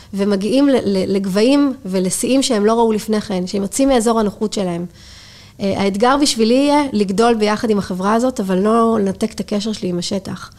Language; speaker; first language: Hebrew; native; Hebrew